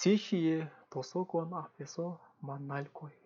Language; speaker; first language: Korean; non-native, fluent; Kazakh